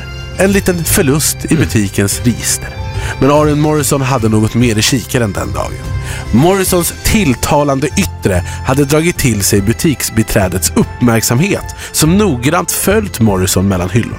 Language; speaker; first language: Swedish; native; Swedish